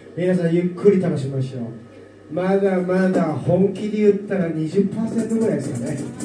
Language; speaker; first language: Japanese; native; Japanese